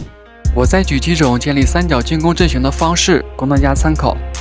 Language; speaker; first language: Chinese; native; Chinese